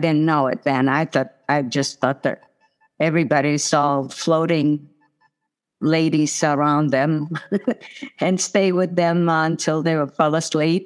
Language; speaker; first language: English; non-native, fluent; Italian